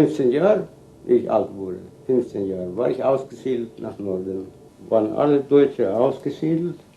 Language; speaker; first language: German; early bilingual, heritage; German